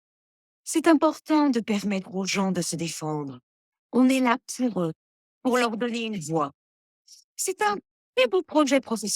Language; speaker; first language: French; non-native, learner; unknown